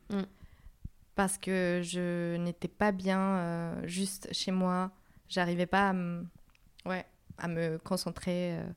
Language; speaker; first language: French; non-native, fluent; Spanish